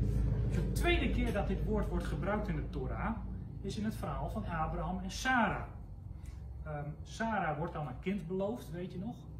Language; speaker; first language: Dutch; native; Dutch